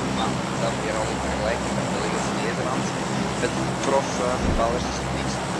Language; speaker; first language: Dutch; native; Dutch